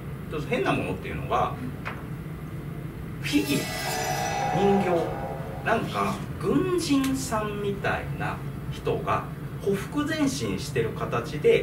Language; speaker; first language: Japanese; native; Japanese